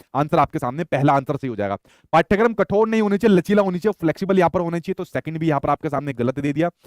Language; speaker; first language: Hindi; native; Hindi